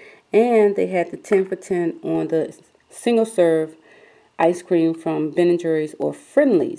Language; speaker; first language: English; native; English